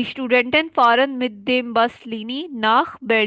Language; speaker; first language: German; non-native, fluent; Urdu